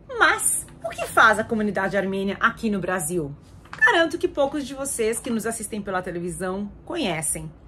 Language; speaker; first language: Portuguese; native; Portuguese